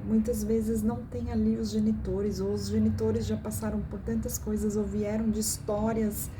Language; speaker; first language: Portuguese; native; Portuguese